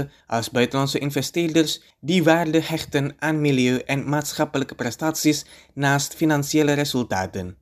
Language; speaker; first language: Dutch; non-native, fluent; Indonesian